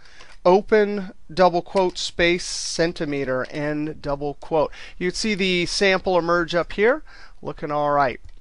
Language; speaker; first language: English; native; English